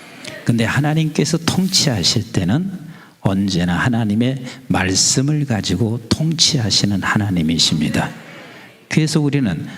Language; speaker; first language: Korean; native; Korean